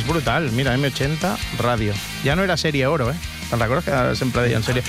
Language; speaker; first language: Catalan; native; Catalan